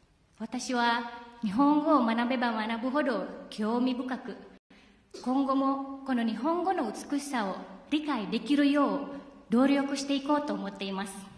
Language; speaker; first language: Japanese; non-native, fluent; Indonesian